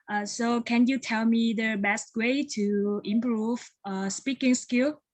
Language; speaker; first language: English; non-native, learner; Vietnamese